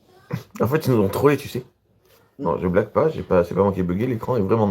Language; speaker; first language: French; native; French